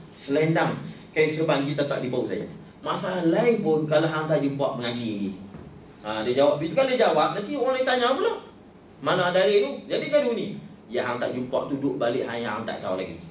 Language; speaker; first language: Malay; native; Malay